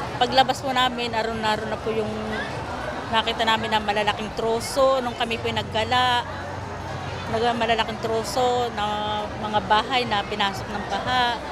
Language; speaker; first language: Filipino; native; Filipino